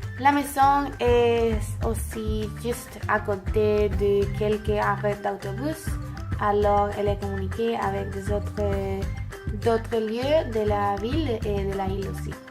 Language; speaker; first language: French; non-native, learner; Spanish